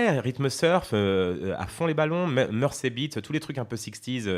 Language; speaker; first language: French; native; French